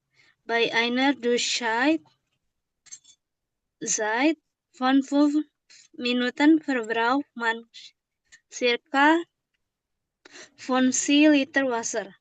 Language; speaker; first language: German; non-native, learner; Indonesian